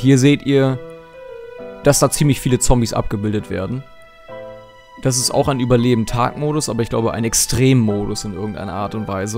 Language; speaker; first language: German; native; German